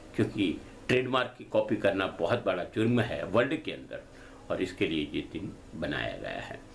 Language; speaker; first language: Hindi; non-native, local second language; Gujarati